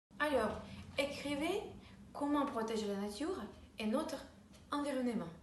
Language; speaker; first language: French; non-native, fluent; Ukrainian